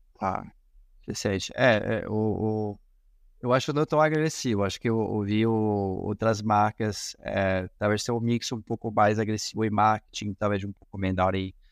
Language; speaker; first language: Portuguese; non-native, fluent; Spanish